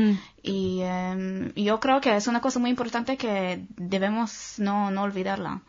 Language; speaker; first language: Spanish; non-native, fluent; Hebrew